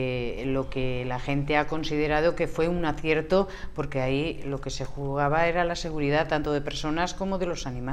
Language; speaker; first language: Spanish; native; Spanish